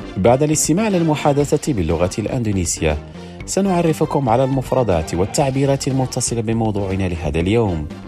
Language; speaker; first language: Arabic; non-native, fluent; Indonesian